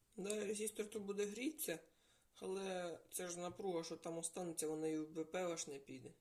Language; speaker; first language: Ukrainian; non-native, local second language; Russian